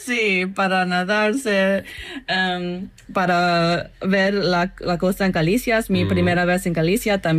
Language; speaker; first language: Spanish; non-native, learner; English